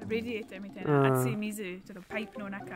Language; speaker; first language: Japanese; non-native, learner; English